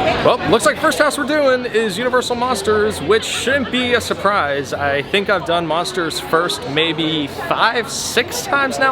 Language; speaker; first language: English; native; English